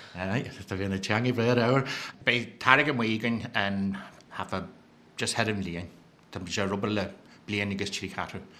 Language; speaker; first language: Irish; native; Irish